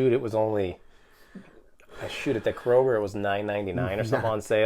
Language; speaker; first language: English; native; English